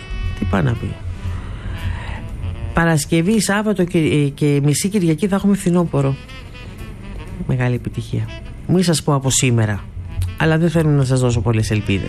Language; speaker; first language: Greek; native; Greek